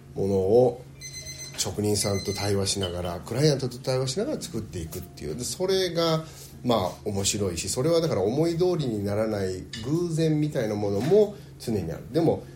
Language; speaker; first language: Japanese; early bilingual, heritage; Japanese